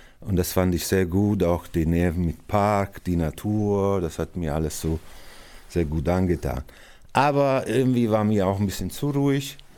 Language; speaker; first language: German; non-native, fluent; Italian